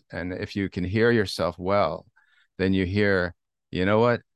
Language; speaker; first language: English; native; English